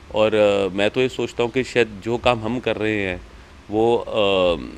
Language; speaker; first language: Hindi; native; Hindi